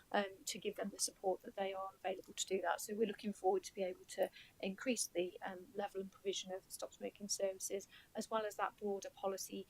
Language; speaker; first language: English; native; English